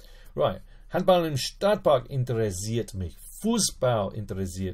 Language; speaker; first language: German; non-native, fluent; English